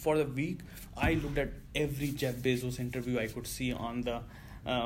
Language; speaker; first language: English; non-native, local second language; Hindi